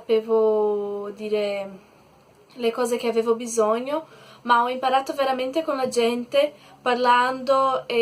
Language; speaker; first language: Italian; non-native, learner; Portuguese